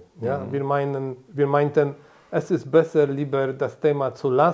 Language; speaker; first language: German; non-native, fluent; Polish